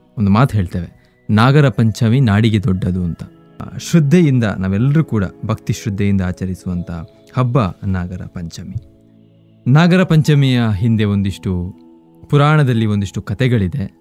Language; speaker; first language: Kannada; native; Kannada